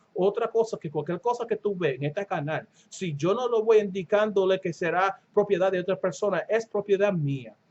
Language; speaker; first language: Spanish; early bilingual, other home language; English